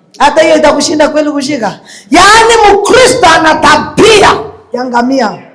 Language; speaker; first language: Swahili; non-native, local second language; Kalenjin